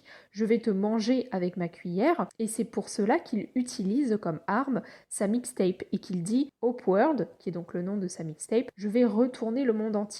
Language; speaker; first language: French; native; French